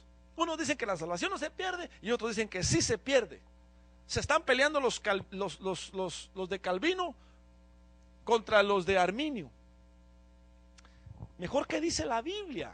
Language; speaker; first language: Spanish; native; Spanish